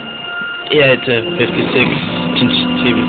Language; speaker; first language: English; native; English